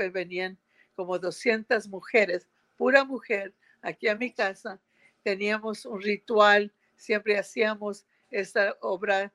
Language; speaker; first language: Spanish; early bilingual, heritage; Spanish